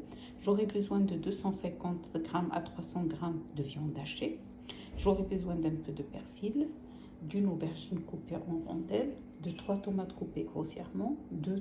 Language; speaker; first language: French; non-native, local second language; Arabic